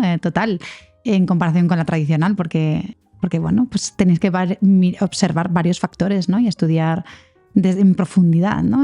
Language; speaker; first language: Spanish; native; Spanish